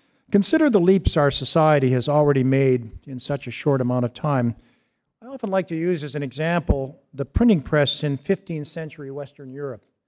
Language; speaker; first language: English; native; English